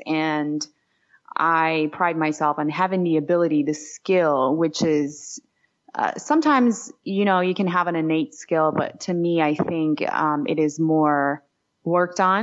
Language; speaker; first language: English; non-native, fluent; Georgian